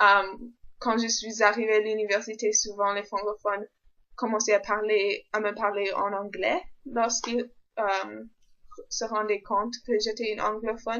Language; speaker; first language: French; non-native, local second language; English